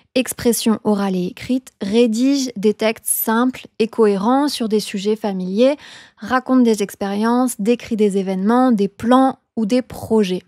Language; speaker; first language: French; native; French